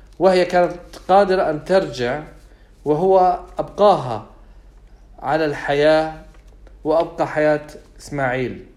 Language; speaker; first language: Arabic; non-native, fluent; English